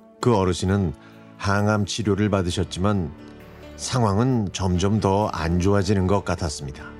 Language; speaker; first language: Korean; native; Korean